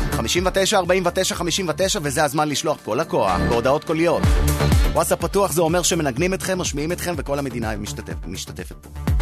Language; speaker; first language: Hebrew; native; Hebrew